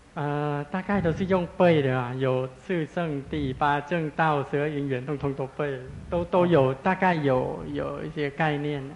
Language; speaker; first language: Chinese; non-native, fluent; Thai